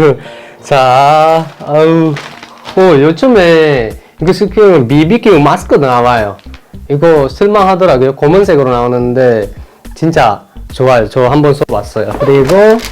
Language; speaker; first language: Korean; non-native, fluent; Sinhala